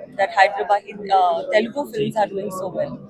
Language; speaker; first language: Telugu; non-native, learner; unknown